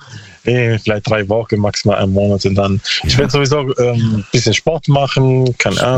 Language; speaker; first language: German; non-native, learner; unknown